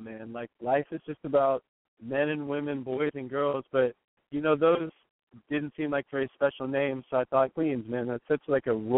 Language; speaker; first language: English; native; English